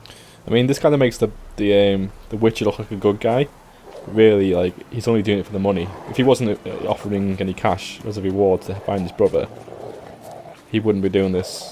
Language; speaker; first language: English; native; English